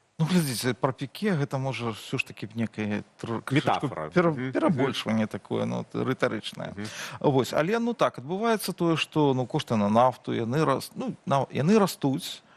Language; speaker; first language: Belarusian; non-native, local second language; Russian